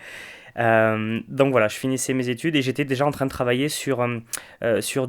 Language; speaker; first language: French; native; French